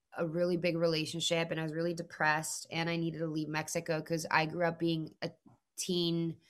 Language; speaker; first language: English; non-native, fluent; Spanish